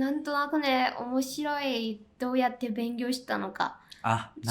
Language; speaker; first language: Japanese; non-native, fluent; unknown